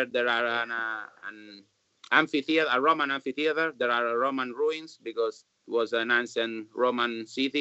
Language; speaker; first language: English; non-native, learner; Italian